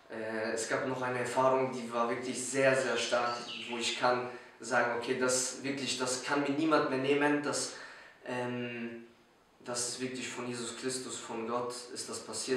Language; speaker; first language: German; early bilingual, other home language; Polish